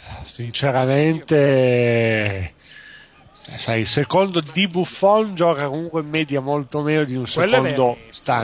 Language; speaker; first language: Italian; native; Italian